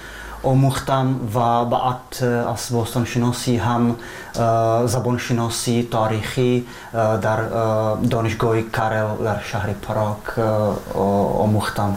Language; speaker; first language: Persian; non-native, fluent; Czech